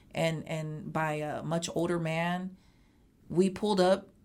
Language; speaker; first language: English; native; English